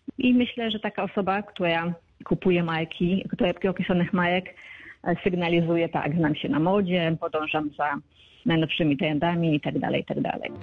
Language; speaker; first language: Polish; native; Polish